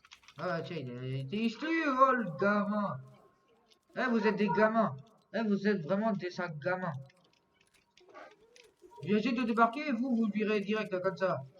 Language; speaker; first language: French; native; French